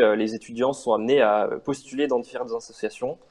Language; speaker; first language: French; native; French